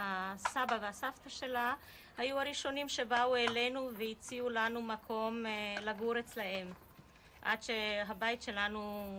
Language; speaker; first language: Hebrew; non-native, fluent; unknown